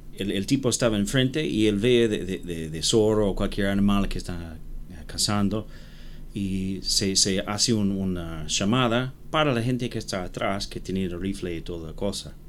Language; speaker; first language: Spanish; non-native, learner; English